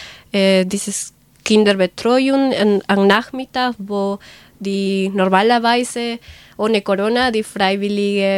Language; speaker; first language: German; non-native, learner; Spanish